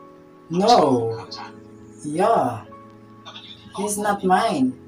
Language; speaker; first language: English; non-native, local second language; Filipino